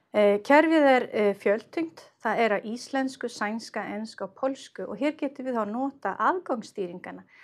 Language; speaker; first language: Icelandic; non-native, fluent; Swedish